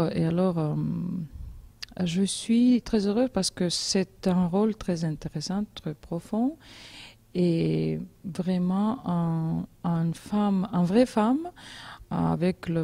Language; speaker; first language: French; non-native, learner; Georgian